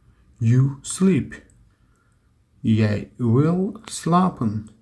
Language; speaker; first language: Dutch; non-native, learner; Turkish